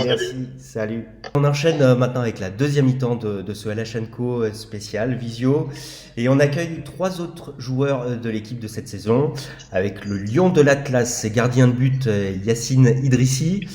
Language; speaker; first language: French; native; French